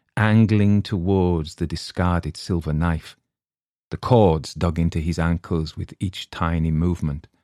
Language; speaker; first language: English; native; English